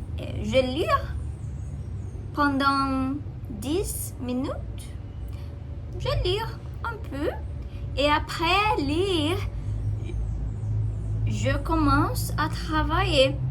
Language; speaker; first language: French; non-native, learner; Portuguese